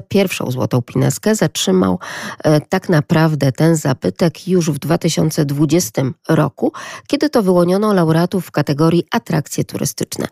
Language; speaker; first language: Polish; native; Polish